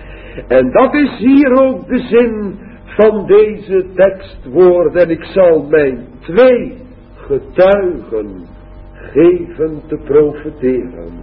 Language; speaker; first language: Dutch; native; Dutch